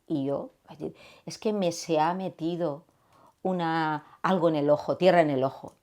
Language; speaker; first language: Spanish; non-native, local second language; Catalan